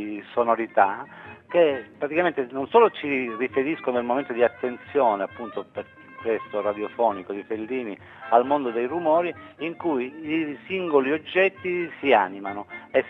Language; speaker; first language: Italian; native; Italian